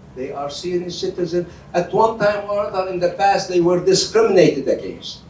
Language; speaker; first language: English; non-native, fluent; Arabic